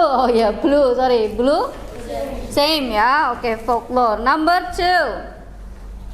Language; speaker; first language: English; non-native, fluent; Indonesian